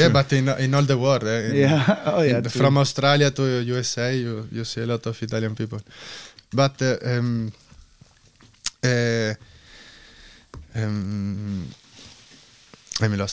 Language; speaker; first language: English; non-native, learner; Italian